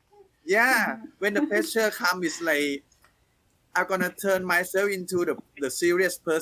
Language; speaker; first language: English; non-native, learner; Thai